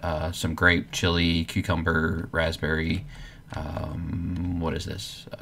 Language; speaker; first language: English; native; English